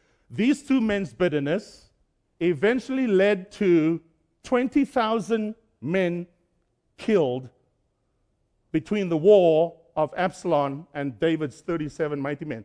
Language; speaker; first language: English; native; English